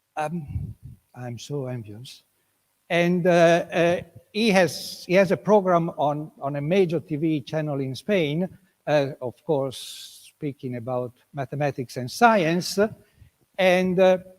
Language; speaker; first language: English; non-native, fluent; Italian